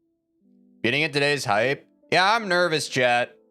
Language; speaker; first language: English; native; English